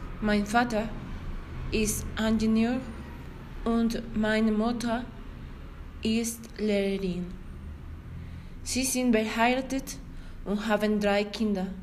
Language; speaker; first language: German; non-native, learner; Spanish